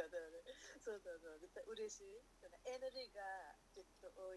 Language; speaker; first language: Japanese; non-native, learner; Nepali